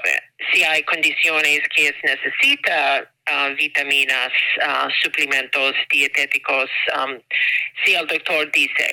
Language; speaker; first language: Spanish; non-native, learner; English